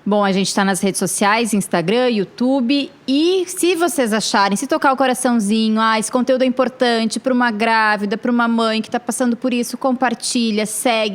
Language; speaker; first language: Portuguese; native; Portuguese